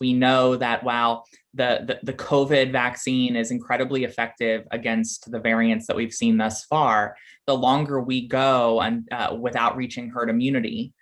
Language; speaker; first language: English; native; English